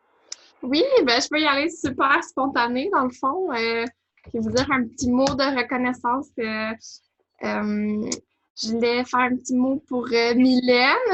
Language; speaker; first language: French; native; French